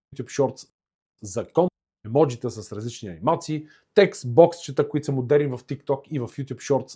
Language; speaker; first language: Bulgarian; native; Bulgarian